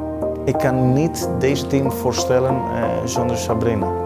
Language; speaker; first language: Dutch; non-native, fluent; Greek